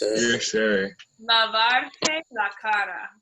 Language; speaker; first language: Spanish; non-native, fluent; English